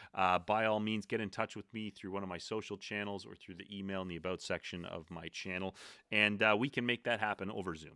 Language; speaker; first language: English; native; English